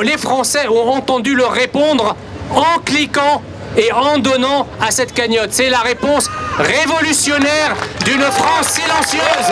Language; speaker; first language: French; early bilingual, other home language; Arabic